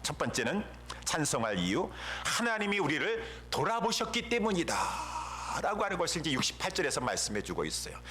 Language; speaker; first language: Korean; native; Korean